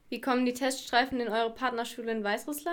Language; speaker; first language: German; native; German